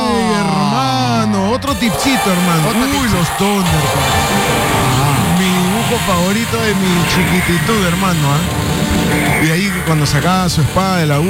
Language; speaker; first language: Spanish; native; Spanish